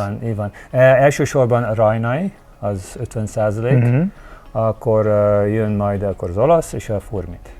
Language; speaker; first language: Hungarian; early bilingual, heritage; Hungarian